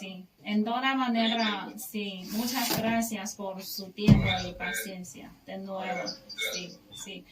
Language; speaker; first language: Spanish; non-native, learner; Chinese